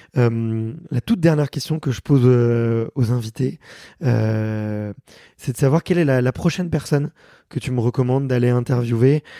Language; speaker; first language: French; native; French